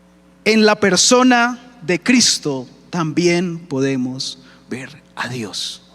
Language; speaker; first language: Spanish; native; Spanish